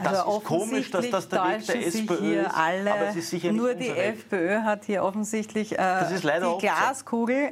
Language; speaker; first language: German; native; German